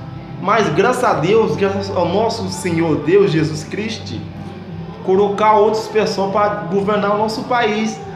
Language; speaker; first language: Portuguese; non-native, learner; Haitian Creole